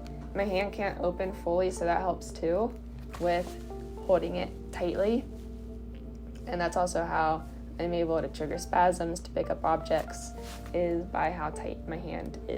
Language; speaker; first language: English; native; English